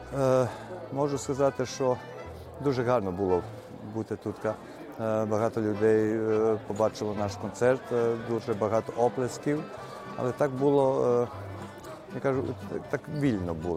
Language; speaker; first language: Ukrainian; early bilingual, heritage; Ukrainian